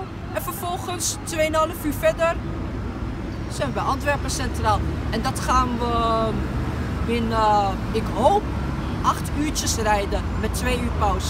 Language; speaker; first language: Dutch; native; Dutch